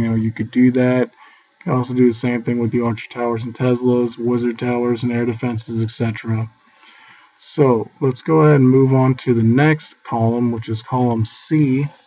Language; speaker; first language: English; native; English